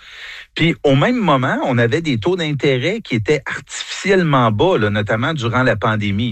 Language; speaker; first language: French; native; French